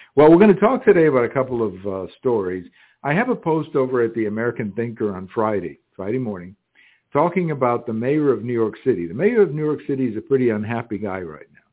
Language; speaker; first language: English; early bilingual, other home language; Spanish